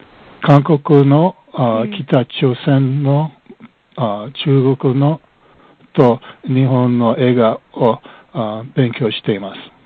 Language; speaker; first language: Japanese; non-native, learner; English